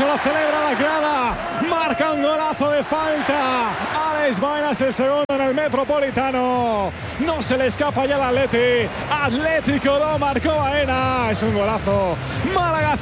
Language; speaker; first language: Spanish; native; Spanish